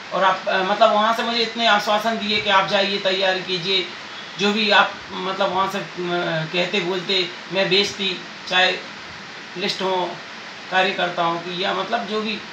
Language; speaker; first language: Hindi; native; Hindi